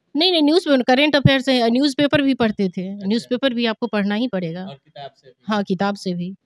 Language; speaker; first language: Hindi; native; Hindi